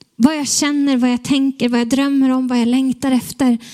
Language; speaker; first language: Swedish; native; Swedish